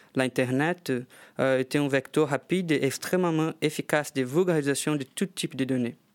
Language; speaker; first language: French; non-native, fluent; Portuguese